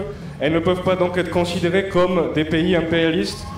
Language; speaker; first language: French; native; French